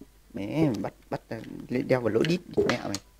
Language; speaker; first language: Vietnamese; native; Vietnamese